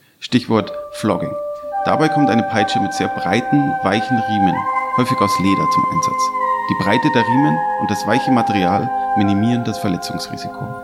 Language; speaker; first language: German; native; German